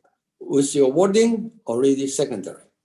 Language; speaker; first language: English; non-native, local second language; Chinese